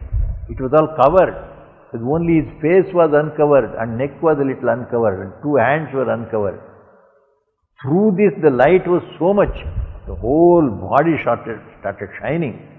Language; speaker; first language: English; non-native, local second language; Tamil